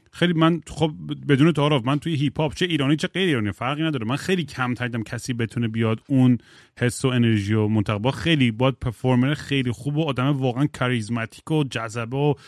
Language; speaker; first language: Persian; native; Persian